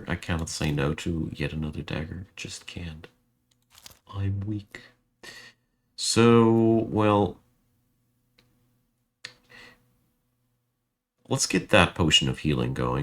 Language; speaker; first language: English; non-native, fluent; German